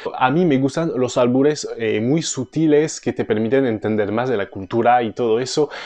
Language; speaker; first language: Spanish; non-native, fluent; French